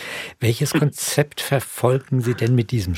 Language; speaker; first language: German; native; German